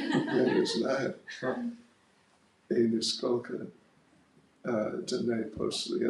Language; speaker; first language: Russian; non-native, learner; English